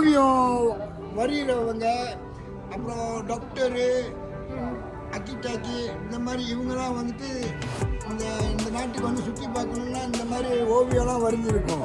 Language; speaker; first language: Tamil; native; Tamil